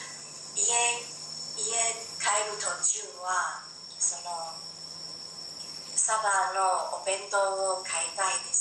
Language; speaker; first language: Japanese; non-native, learner; Chinese